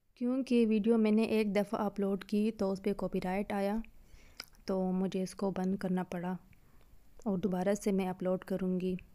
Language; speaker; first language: Urdu; native; Urdu